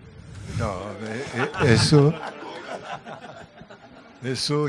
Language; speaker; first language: Spanish; non-native, learner; French